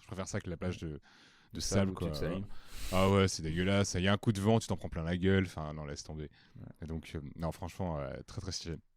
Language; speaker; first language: French; native; French